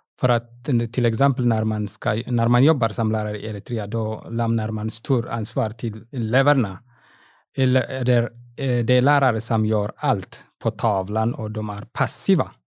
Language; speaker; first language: Swedish; non-native, fluent; Tigrinya